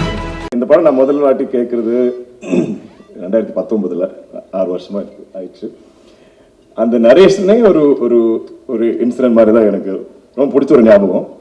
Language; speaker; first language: Tamil; non-native, local second language; Malayalam